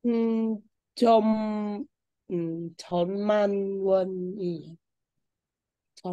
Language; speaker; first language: Korean; non-native, learner; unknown